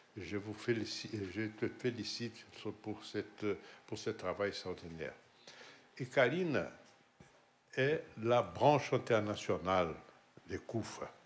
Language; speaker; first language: French; non-native, fluent; Portuguese